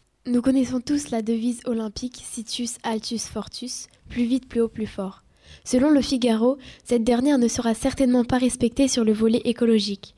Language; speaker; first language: French; native; French